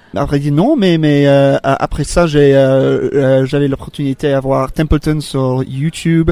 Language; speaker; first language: French; non-native, learner; English